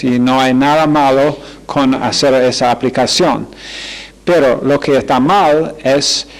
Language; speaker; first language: Spanish; non-native, fluent; English